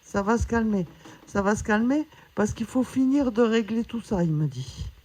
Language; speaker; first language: French; native; French